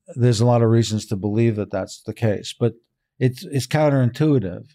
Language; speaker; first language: English; early bilingual, heritage; Hebrew